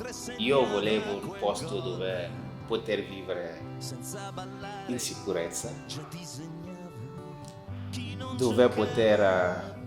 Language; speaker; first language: Italian; non-native, fluent; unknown